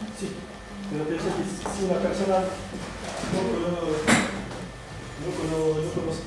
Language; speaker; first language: Spanish; non-native, fluent; French